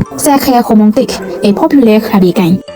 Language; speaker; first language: French; non-native, learner; Vietnamese